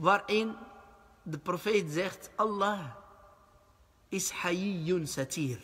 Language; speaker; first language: Dutch; early bilingual, other home language; Arabic